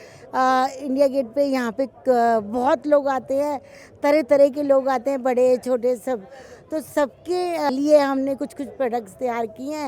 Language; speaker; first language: Hindi; native; Hindi